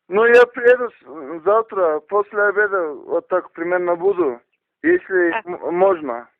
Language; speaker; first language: Russian; non-native, local second language; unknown